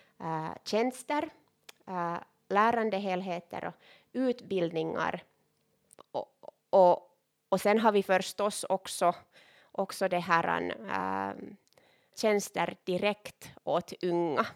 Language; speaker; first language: Swedish; non-native, local second language; Finnish